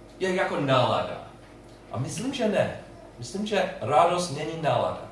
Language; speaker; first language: Czech; non-native, learner; English